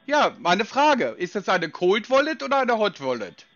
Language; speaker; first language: German; native; German